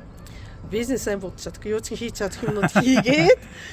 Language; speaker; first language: Mongolian; non-native, fluent; Japanese